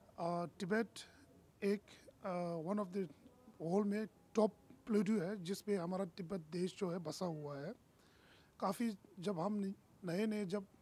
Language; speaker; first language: Hindi; non-native, local second language; Tibetan